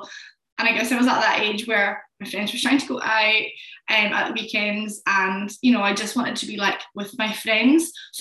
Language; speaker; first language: English; native; English